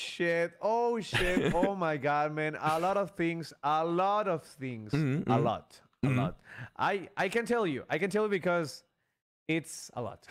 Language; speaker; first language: English; non-native, learner; Spanish